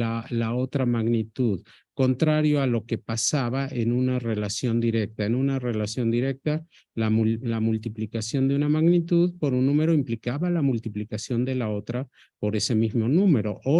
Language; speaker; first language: Spanish; native; Spanish